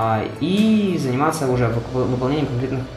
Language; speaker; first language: Russian; non-native, local second language; Ukrainian